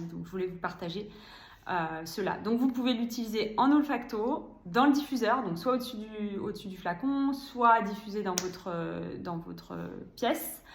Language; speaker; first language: French; native; French